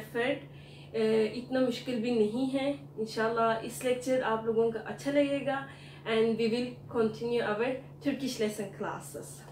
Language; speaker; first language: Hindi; non-native, fluent; Turkish